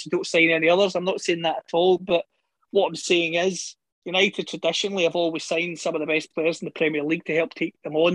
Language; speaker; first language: English; native; English